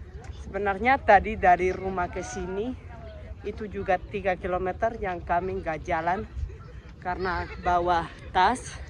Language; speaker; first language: Indonesian; non-native, fluent; Spanish